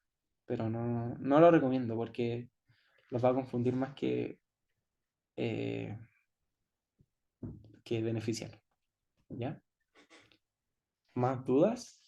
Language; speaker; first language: Spanish; native; Spanish